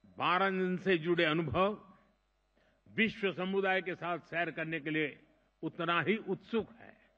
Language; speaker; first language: Hindi; non-native, local second language; Gujarati